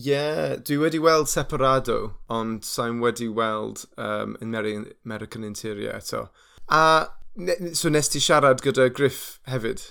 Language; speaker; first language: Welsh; non-native, learner; English